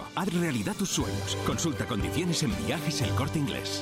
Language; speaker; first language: Spanish; non-native, fluent; Italian